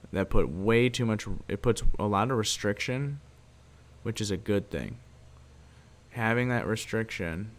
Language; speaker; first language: English; native; English